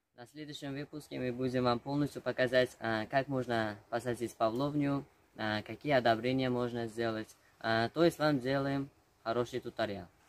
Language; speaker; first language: Russian; non-native, local second language; Uzbek